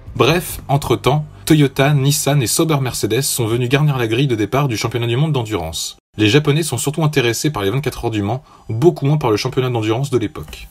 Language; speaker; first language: French; native; French